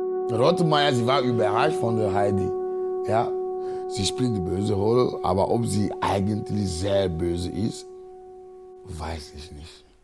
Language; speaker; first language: German; non-native, fluent; Ewe